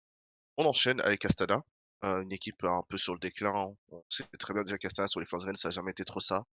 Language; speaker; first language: French; native; French